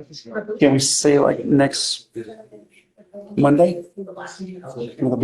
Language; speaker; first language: English; native; English